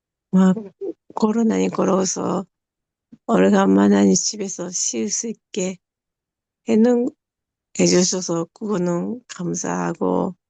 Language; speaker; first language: Korean; non-native, learner; Japanese